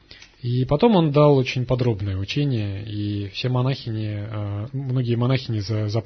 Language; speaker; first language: Russian; native; Russian